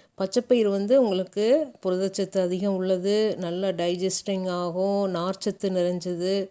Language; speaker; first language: Tamil; native; Tamil